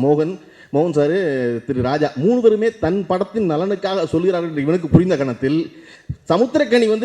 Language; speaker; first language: Tamil; native; Tamil